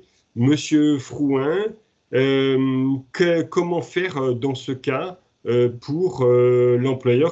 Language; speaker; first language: French; native; French